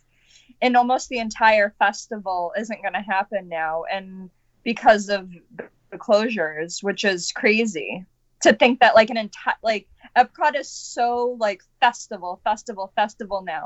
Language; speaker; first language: English; native; English